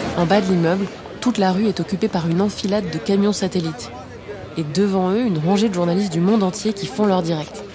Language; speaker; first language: French; native; French